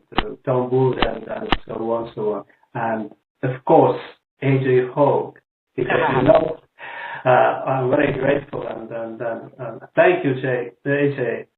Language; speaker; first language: English; non-native, learner; Estonian